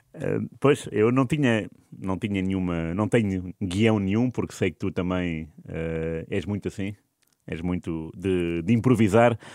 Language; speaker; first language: Portuguese; native; Portuguese